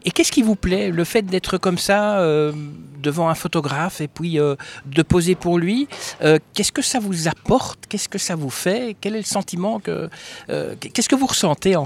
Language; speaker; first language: French; native; French